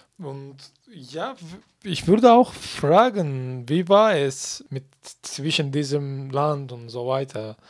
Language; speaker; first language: German; non-native, learner; Kurdish